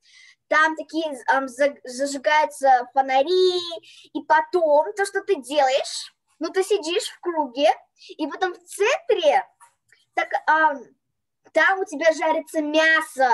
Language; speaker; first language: Russian; early bilingual, heritage; Russian